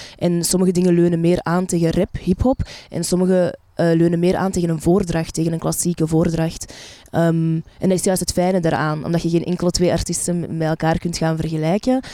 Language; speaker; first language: Dutch; early bilingual, other home language; Arabic